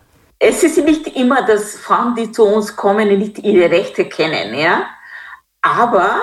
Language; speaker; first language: German; non-native, fluent; Kinyarwanda